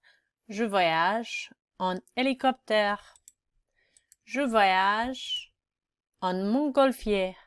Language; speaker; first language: French; non-native, fluent; English